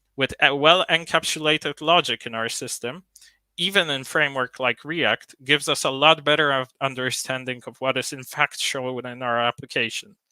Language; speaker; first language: English; non-native, fluent; Polish